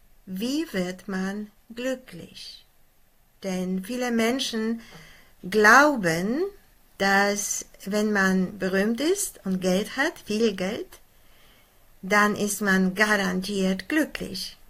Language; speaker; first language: German; non-native, fluent; Polish